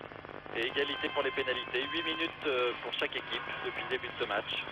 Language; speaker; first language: French; native; French